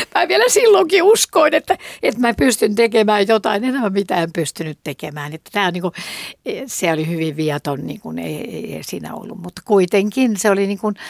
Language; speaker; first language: Finnish; native; Finnish